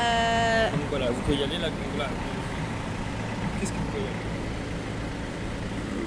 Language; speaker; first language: French; native; French